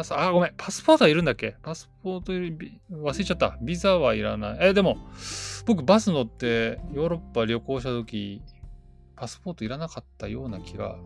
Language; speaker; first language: Japanese; native; Japanese